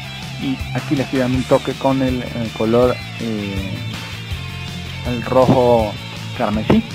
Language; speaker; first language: Spanish; native; Spanish